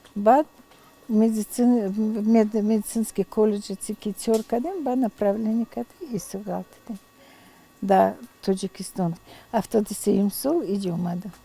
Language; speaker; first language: Tajik; native; Tajik